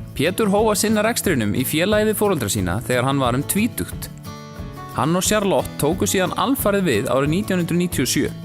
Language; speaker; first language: Icelandic; native; Icelandic